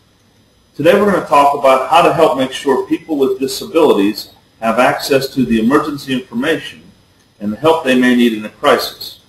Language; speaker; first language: English; native; English